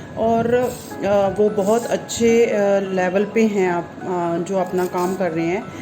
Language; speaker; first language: Hindi; non-native, local second language; Punjabi